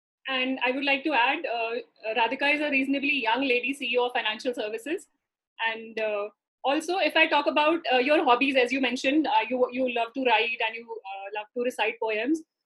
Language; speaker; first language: English; non-native, local second language; Hindi